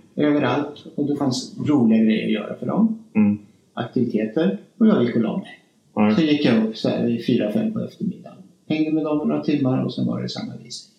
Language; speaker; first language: Swedish; early bilingual, other home language; Spanish